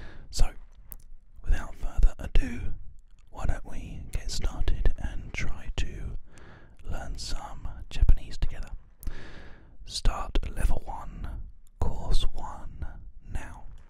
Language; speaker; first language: English; native; English